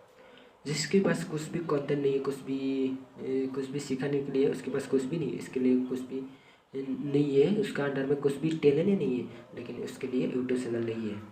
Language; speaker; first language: Hindi; non-native, local second language; Bodo